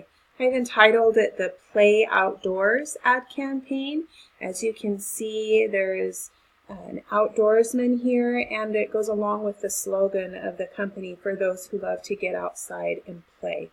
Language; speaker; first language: English; native; English